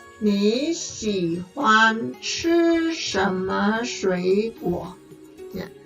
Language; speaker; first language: Chinese; non-native, fluent; Indonesian